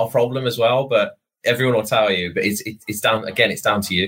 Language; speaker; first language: English; native; English